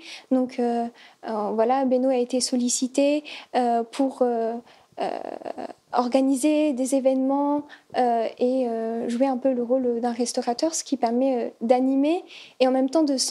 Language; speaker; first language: French; native; French